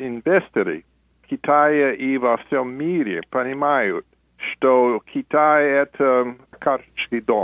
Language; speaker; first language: Russian; non-native, fluent; English